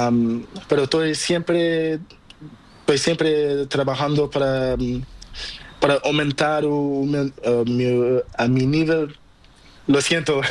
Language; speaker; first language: Spanish; non-native, learner; Portuguese